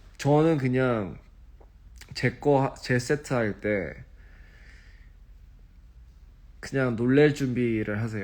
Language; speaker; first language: Korean; early bilingual, heritage; English